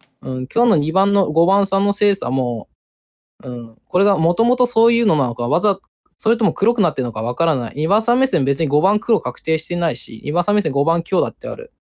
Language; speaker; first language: Japanese; native; Japanese